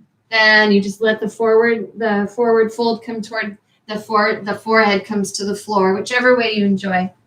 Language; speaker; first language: English; native; English